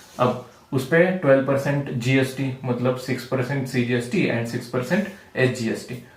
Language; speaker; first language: Hindi; non-native, local second language; Marathi